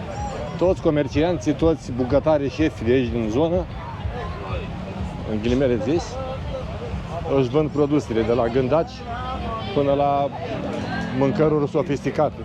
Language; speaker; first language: Romanian; native; Romanian